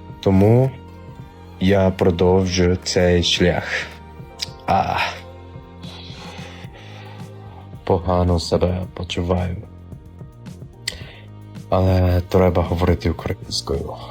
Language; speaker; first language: Ukrainian; non-native, learner; Japanese